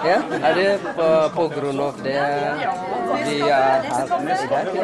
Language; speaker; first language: Norwegian; non-native, learner; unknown